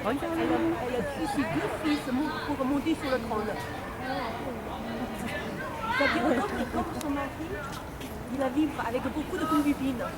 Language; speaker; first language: French; non-native, learner; Chinese